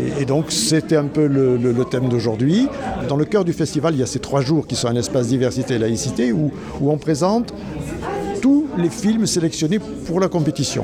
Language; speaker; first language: French; native; French